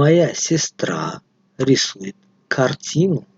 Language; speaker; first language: Russian; non-native, fluent; Tajik